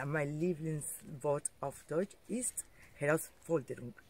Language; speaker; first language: German; non-native, learner; Spanish